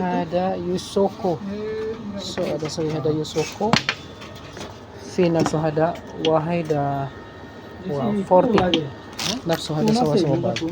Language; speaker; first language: Arabic; non-native, learner; Bangla